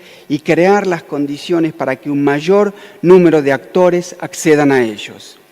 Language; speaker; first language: Spanish; native; Spanish